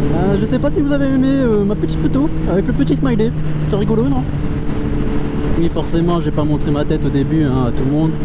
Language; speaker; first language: French; native; French